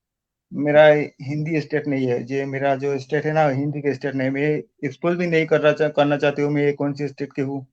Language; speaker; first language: Hindi; non-native, local second language; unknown